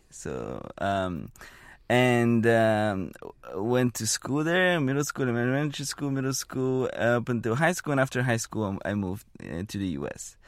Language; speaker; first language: English; non-native, fluent; Bulgarian